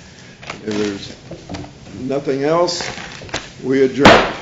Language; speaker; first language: English; native; English